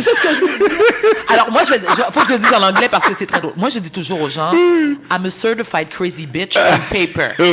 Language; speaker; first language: French; native; French